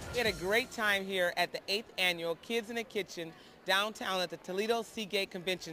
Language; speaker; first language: English; native; English